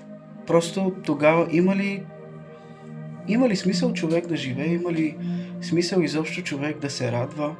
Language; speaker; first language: Bulgarian; native; Bulgarian